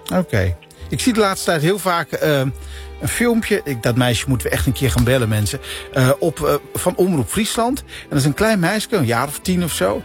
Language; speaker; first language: Dutch; native; Dutch